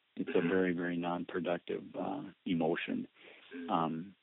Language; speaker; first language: English; early bilingual, other home language; Spanish